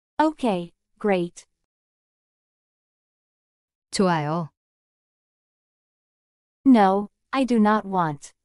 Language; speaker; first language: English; non-native, fluent; Korean